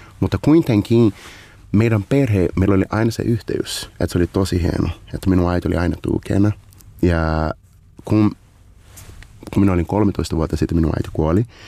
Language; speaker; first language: Finnish; non-native, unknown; Portuguese